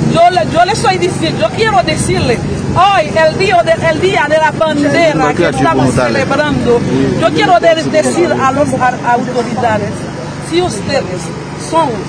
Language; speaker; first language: Spanish; non-native, fluent; Haitian Creole